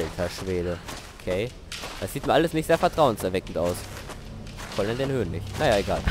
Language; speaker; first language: German; native; German